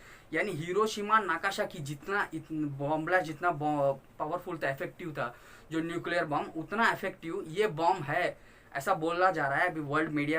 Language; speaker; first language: Hindi; non-native, local second language; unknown